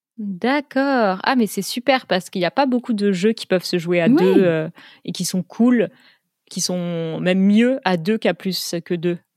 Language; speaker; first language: French; native; French